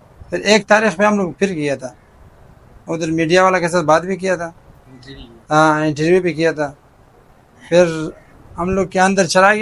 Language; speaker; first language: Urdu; non-native, fluent; Pashto